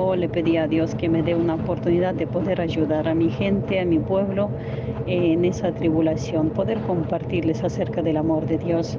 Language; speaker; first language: Spanish; non-native, fluent; Ukrainian